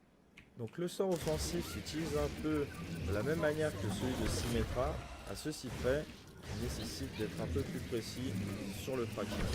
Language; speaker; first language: French; native; French